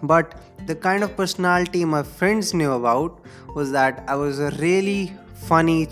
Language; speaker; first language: English; non-native, local second language; Hindi